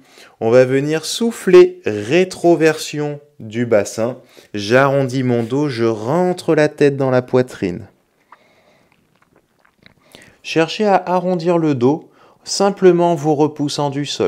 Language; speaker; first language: French; native; French